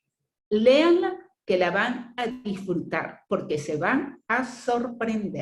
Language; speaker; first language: Spanish; native; Spanish